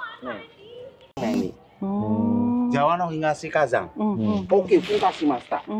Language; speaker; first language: Japanese; non-native, learner; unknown